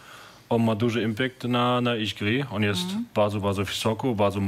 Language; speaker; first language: Polish; non-native, learner; German